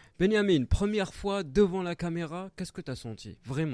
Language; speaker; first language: French; native; French